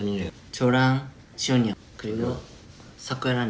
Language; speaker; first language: Korean; non-native, fluent; Japanese